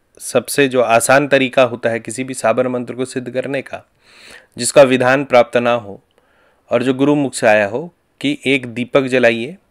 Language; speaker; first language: Hindi; native; Hindi